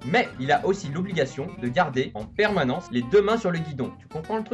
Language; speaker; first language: French; native; French